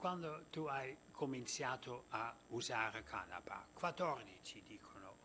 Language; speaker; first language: Italian; non-native, fluent; Dutch